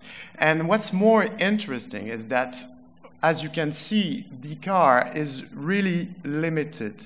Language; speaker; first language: English; non-native, fluent; French